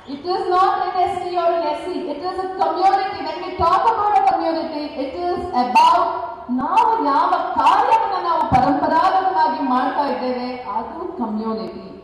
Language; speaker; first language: English; non-native, local second language; Kannada